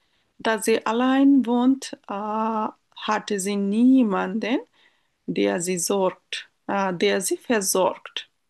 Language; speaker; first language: German; non-native, learner; Bangla